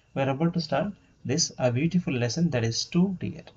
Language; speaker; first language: English; non-native, local second language; Kannada